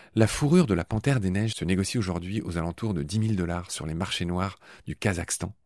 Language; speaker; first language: French; native; French